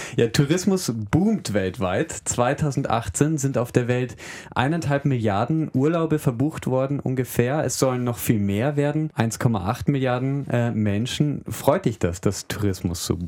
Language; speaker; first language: German; native; German